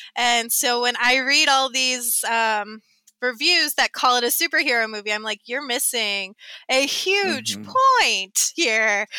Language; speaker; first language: English; native; English